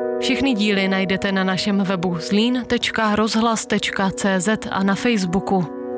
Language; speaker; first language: Czech; native; Czech